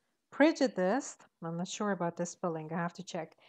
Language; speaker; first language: English; non-native, fluent; Persian